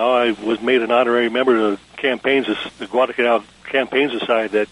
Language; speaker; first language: English; native; English